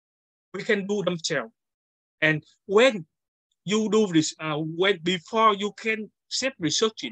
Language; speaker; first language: English; non-native, learner; Vietnamese